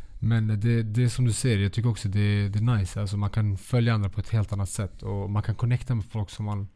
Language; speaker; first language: Swedish; early bilingual, other home language; Kurdish